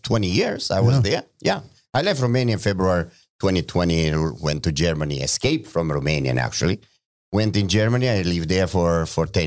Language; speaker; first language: English; non-native, fluent; Romanian